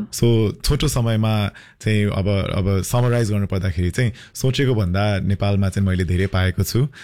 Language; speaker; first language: Nepali; early bilingual, heritage; Nepali